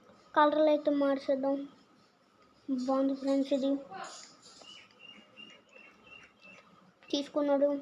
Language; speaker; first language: Telugu; native; Telugu